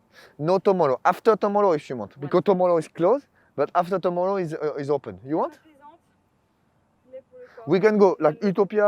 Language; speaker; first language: English; non-native, fluent; French